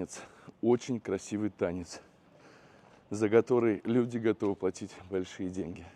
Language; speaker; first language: Russian; native; Russian